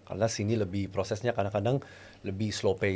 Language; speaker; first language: Indonesian; non-native, learner; French